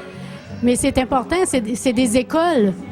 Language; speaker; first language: French; native; French